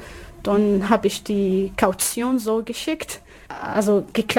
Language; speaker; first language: German; non-native, learner; Arabic